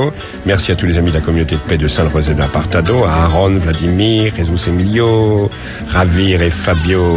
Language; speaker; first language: French; native; French